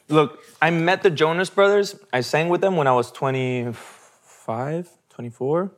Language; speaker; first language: English; early bilingual, other home language; Spanish